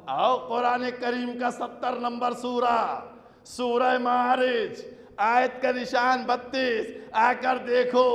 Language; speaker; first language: Urdu; native; Urdu